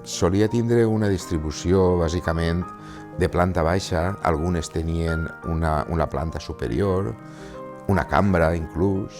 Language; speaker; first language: Catalan; native; Catalan